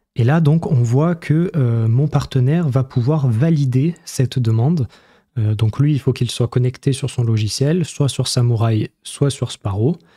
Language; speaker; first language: French; native; French